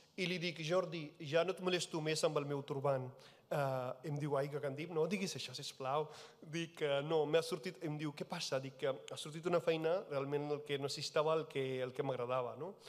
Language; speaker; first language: Catalan; non-native, fluent; Punjabi